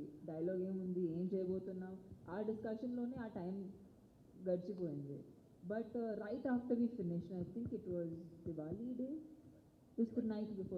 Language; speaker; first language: Telugu; non-native, fluent; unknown